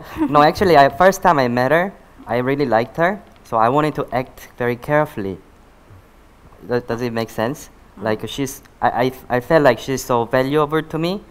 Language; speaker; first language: English; non-native, fluent; Korean